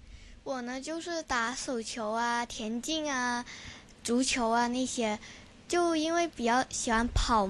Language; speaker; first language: Chinese; non-native, local second language; Cantonese